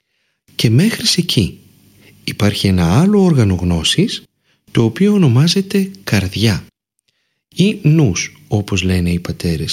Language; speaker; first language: Greek; native; Greek